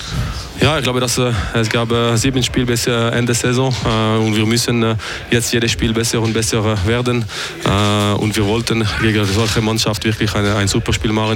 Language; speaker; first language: German; non-native, fluent; French